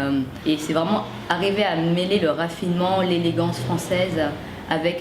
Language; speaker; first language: French; early bilingual, other home language; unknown